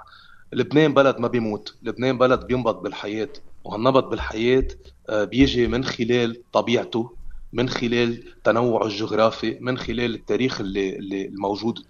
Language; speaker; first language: Arabic; native; Arabic